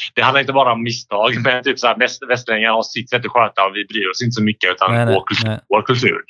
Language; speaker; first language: Swedish; early bilingual, heritage; Bosnian